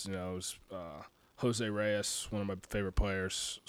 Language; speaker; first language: English; native; English